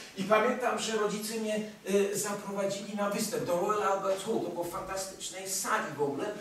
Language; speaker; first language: Polish; early bilingual, heritage; Polish